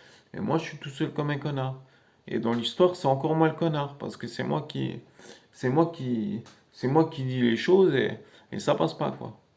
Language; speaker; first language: French; native; French